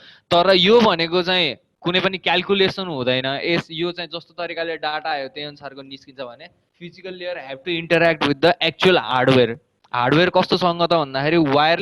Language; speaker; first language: Nepali; native; Nepali